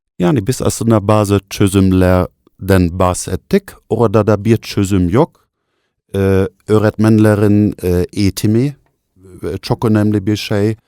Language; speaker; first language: Turkish; non-native, fluent; German